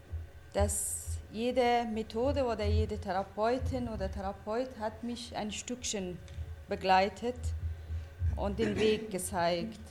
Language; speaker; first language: German; non-native, fluent; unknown